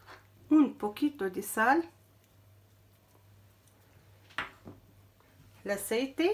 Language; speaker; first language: Spanish; non-native, fluent; Arabic